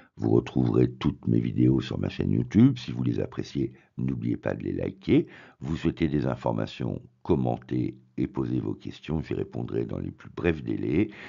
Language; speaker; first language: French; native; French